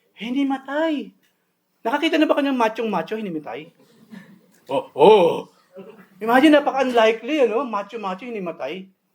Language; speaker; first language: Filipino; native; Filipino